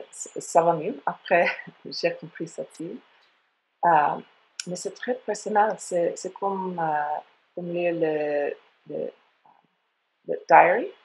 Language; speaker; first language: French; non-native, fluent; English